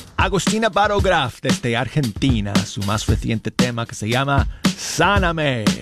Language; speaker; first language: Spanish; non-native, fluent; English